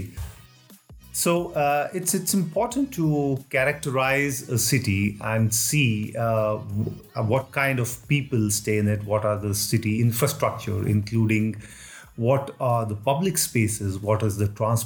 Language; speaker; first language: English; non-native, local second language; Hindi